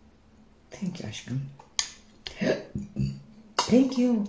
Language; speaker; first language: English; non-native, learner; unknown